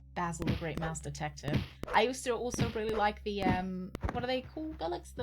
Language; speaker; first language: English; native; English